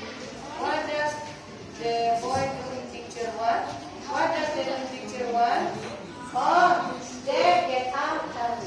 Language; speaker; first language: English; non-native, learner; Indonesian